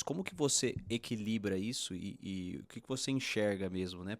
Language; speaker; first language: Portuguese; native; Portuguese